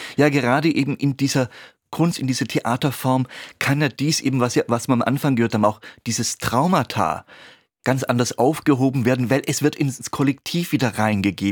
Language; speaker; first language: German; native; German